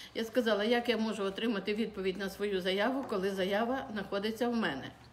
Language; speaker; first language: Ukrainian; native; Ukrainian